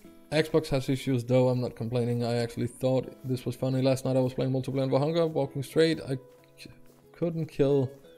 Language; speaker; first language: English; non-native, fluent; Danish